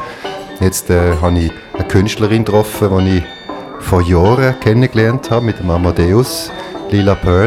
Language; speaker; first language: German; native; German